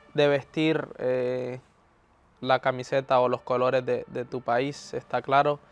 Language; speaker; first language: Spanish; native; Spanish